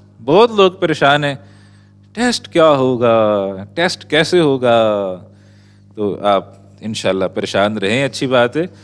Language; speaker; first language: Urdu; native; Urdu